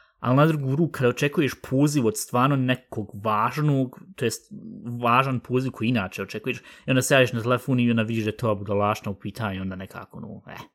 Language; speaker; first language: Bosnian; early bilingual, heritage; Bosnian